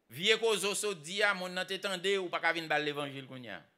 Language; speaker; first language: French; non-native, local second language; Haitian Creole